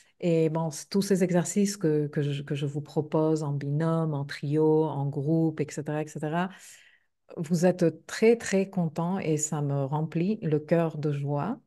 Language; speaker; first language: French; non-native, fluent; Spanish